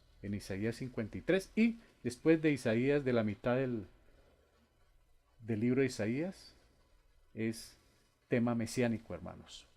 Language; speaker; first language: Spanish; native; Spanish